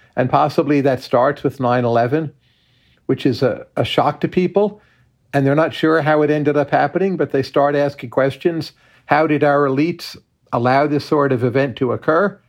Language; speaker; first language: English; native; English